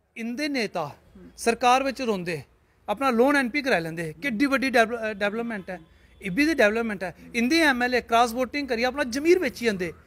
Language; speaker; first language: Punjabi; non-native, local second language; Dogri